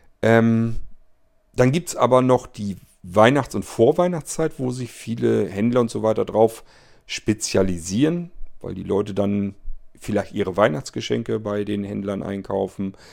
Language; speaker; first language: German; native; German